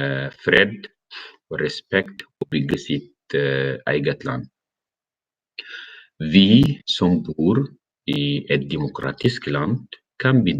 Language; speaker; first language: Norwegian; non-native, learner; Arabic